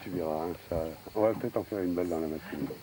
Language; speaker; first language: French; native; French